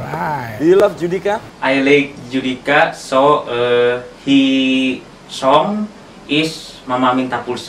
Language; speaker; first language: English; non-native, learner; Indonesian